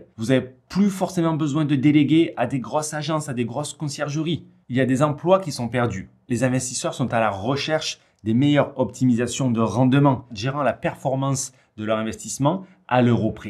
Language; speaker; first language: French; native; French